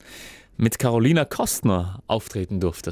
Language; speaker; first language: German; native; German